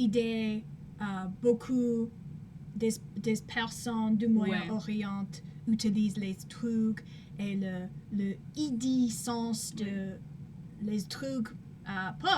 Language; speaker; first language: French; non-native, learner; English